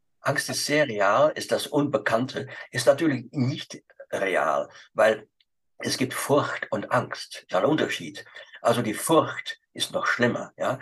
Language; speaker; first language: German; non-native, fluent; French